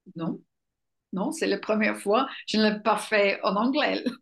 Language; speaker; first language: French; non-native, learner; English